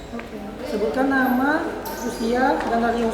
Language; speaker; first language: Indonesian; native; Indonesian